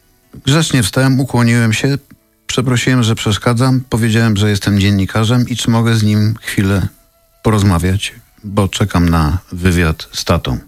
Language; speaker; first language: Polish; native; Polish